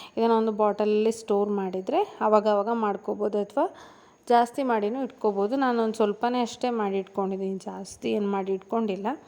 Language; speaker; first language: Kannada; non-native, local second language; Tulu